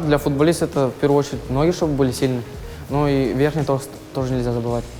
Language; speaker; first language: Russian; native; Russian